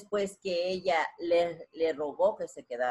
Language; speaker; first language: Spanish; native; Spanish